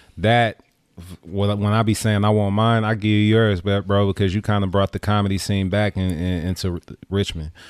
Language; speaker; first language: English; native; English